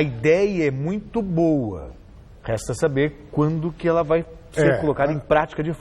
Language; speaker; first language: Portuguese; native; Portuguese